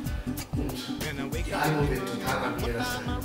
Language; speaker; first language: German; non-native, fluent; Papiamento